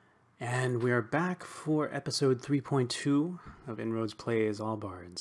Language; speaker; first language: English; native; English